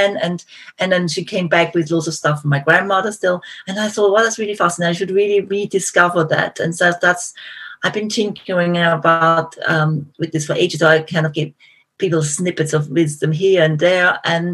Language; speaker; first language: English; non-native, fluent; German